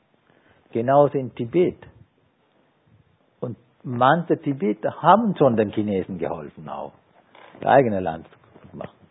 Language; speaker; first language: German; non-native, fluent; Sinhala